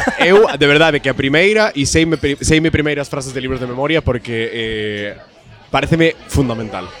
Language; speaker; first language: Galician; non-native, local second language; Spanish